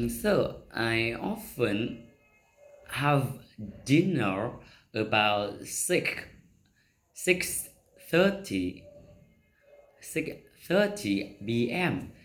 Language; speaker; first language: English; non-native, learner; Vietnamese